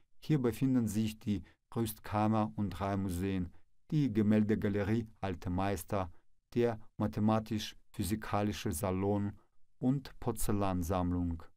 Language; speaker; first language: German; non-native, fluent; Russian